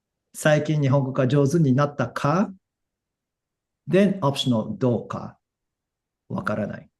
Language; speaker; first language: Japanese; non-native, fluent; English